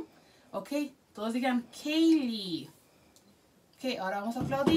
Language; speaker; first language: Spanish; early bilingual, heritage; Spanish